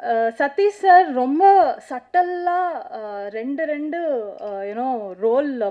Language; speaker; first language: Tamil; non-native, learner; Kannada